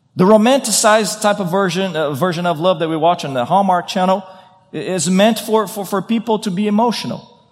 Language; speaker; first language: English; non-native, fluent; Portuguese